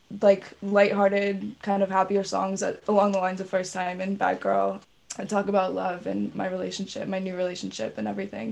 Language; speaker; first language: English; native; English